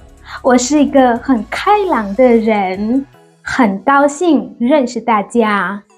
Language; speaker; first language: Chinese; non-native, fluent; French